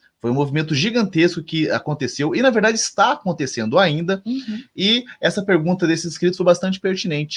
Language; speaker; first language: Portuguese; native; Portuguese